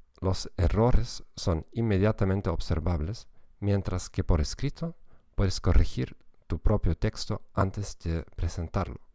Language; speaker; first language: Spanish; non-native, fluent; German